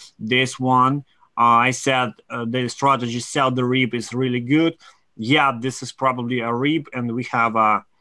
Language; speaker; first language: English; non-native, fluent; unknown